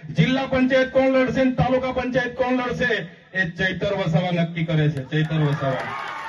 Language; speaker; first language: Gujarati; non-native, local second language; Vasavi